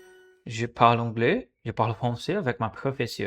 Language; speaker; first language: French; non-native, learner; Portuguese